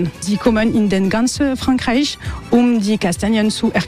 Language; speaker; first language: German; non-native, learner; French